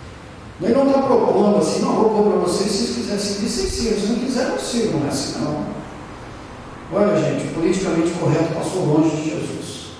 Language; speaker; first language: Portuguese; native; Portuguese